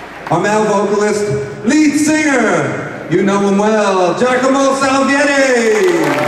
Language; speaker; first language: English; native; English